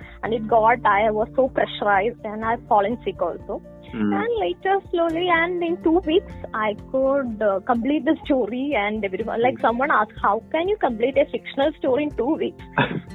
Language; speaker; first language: English; non-native, local second language; Malayalam